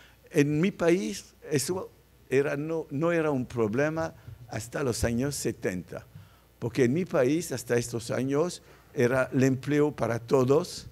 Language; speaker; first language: Spanish; non-native, fluent; French